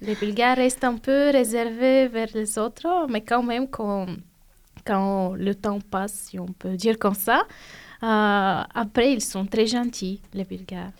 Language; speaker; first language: French; non-native, fluent; Bulgarian